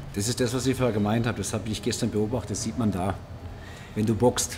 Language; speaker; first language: German; native; German